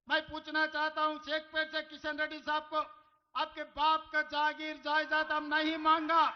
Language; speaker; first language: Hindi; non-native, local second language; Telugu